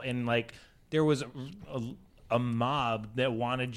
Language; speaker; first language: English; native; English